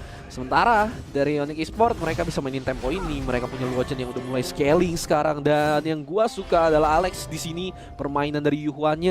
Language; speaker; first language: Indonesian; native; Indonesian